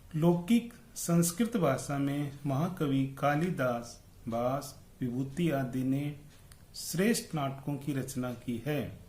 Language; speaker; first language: Hindi; native; Hindi